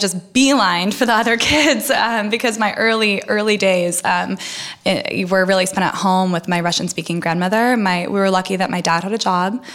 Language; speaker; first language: English; early bilingual, other home language; Russian